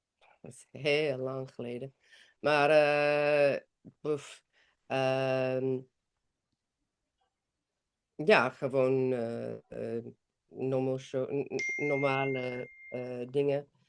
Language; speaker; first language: Dutch; non-native, fluent; English